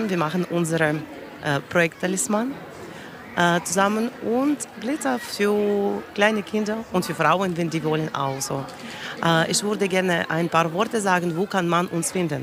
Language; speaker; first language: German; non-native, learner; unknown